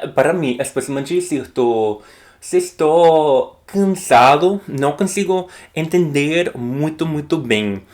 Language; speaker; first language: Portuguese; non-native, fluent; English